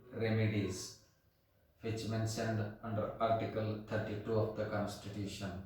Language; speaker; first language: English; non-native, local second language; Kannada